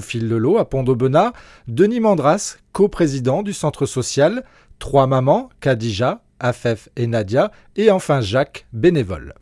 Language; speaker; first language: French; native; French